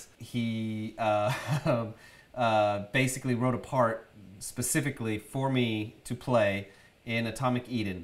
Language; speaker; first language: English; native; English